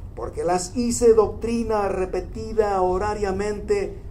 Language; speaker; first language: Spanish; early bilingual, heritage; Spanish